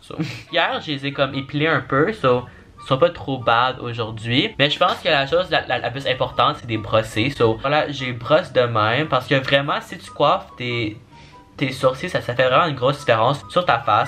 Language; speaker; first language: French; native; French